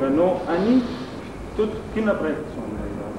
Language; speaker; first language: Russian; non-native, learner; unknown